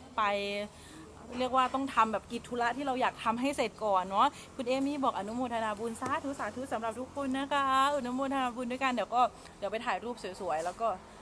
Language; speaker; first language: Thai; native; Thai